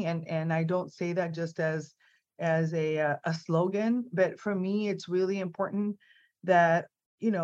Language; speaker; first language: English; non-native, fluent; Spanish